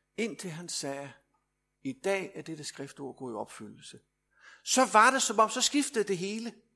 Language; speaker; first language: Danish; native; Danish